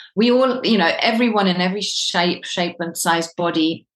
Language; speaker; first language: English; non-native, fluent; German